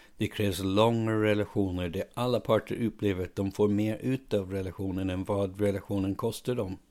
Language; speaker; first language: Swedish; non-native, fluent; English